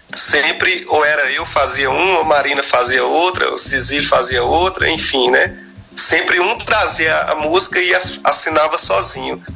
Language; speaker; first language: Portuguese; native; Portuguese